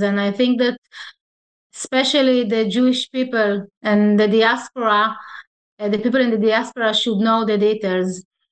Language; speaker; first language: English; non-native, fluent; Hebrew